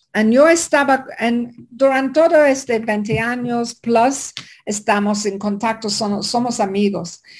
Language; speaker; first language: Spanish; non-native, learner; English